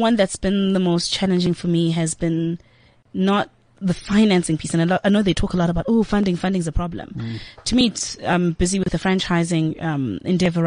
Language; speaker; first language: English; non-native, local second language; Zulu